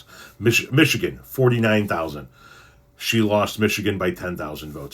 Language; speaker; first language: English; native; English